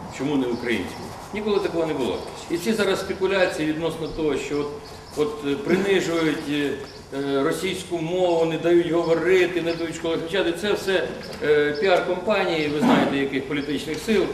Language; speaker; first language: Ukrainian; non-native, local second language; Russian